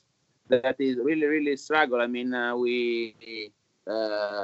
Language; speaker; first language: English; non-native, learner; Italian